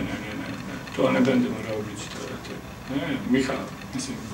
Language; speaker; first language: Polish; non-native, learner; Serbian